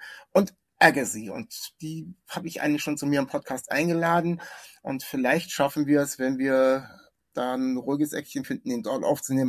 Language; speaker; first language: German; native; German